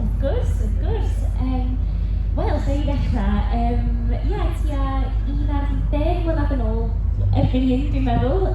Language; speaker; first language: Welsh; non-native, local second language; English